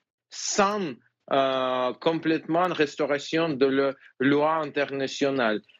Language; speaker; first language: French; non-native, fluent; Ukrainian